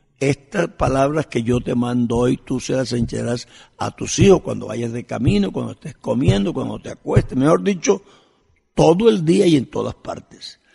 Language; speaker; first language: Spanish; native; Spanish